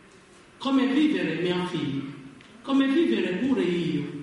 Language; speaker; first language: Italian; non-native, learner; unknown